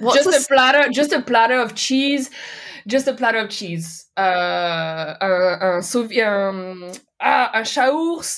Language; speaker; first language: English; non-native, fluent; French